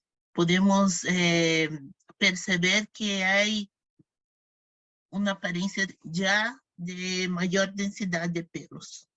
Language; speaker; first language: Spanish; non-native, fluent; Portuguese